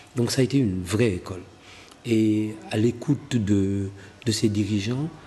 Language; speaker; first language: French; non-native, local second language; Wolof